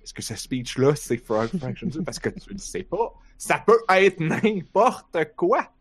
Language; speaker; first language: French; native; French